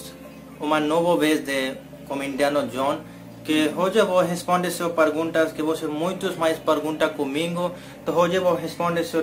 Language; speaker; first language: Portuguese; non-native, learner; Hindi